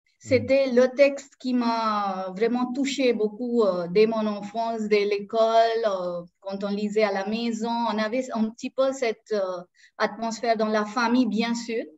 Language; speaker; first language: French; non-native, local second language; Marathi